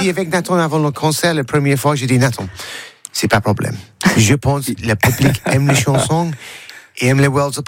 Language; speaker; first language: French; non-native, learner; English